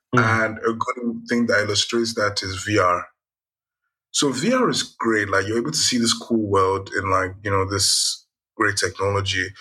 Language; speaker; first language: English; non-native, local second language; Yoruba